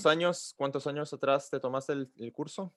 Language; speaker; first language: Spanish; non-native, learner; Portuguese